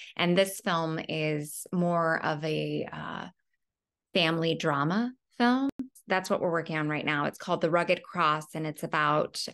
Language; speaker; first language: English; native; English